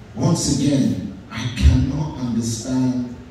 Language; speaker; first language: English; native; English